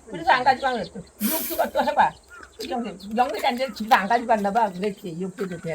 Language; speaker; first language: Korean; native; Korean